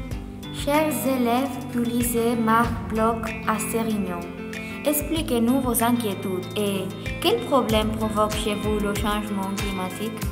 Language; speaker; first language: French; non-native, learner; Spanish